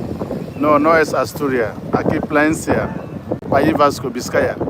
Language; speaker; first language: Spanish; non-native, learner; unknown